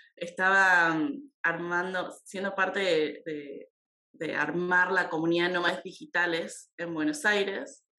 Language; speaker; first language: Spanish; native; Spanish